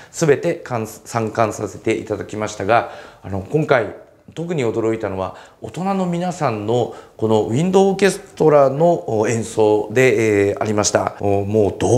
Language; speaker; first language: Japanese; native; Japanese